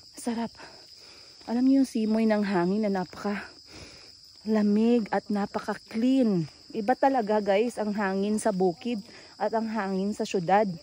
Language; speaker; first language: Filipino; non-native, local second language; Cebuano